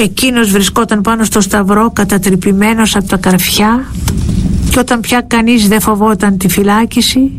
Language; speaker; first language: Greek; native; Greek